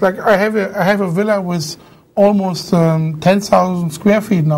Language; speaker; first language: English; non-native, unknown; German